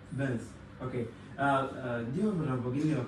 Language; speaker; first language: English; non-native, local second language; Kinyarwanda